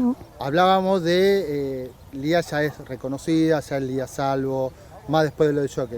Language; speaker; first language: Spanish; native; Spanish